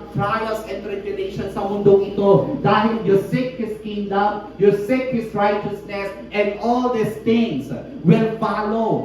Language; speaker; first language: English; non-native, local second language; Filipino